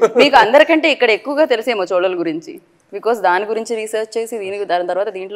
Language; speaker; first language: Telugu; native; Telugu